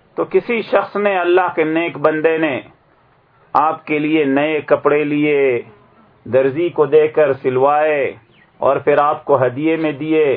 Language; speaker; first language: Urdu; native; Urdu